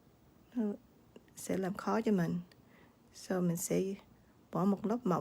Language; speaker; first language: Vietnamese; early bilingual, heritage; Vietnamese